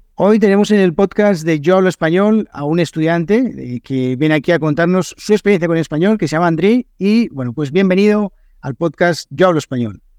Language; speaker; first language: Spanish; native; Spanish